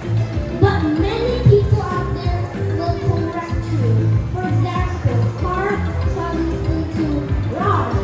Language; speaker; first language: English; non-native, learner; Indonesian